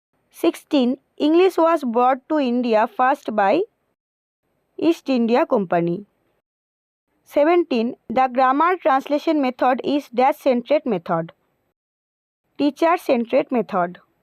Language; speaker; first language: English; non-native, local second language; Bangla